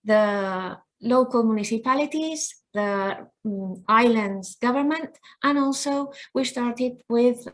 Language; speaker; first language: English; non-native, fluent; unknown